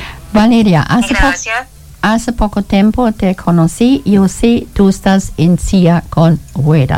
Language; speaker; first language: Spanish; non-native, learner; German